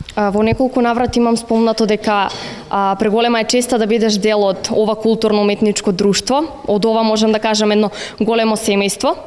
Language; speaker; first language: Macedonian; native; Macedonian